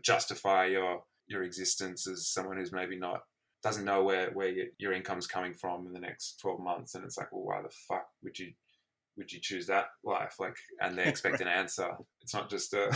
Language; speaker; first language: English; native; English